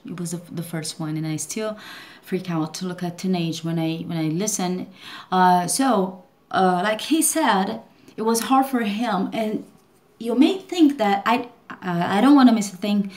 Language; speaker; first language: English; non-native, learner; Portuguese